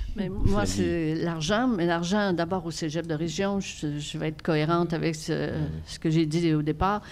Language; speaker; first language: French; native; French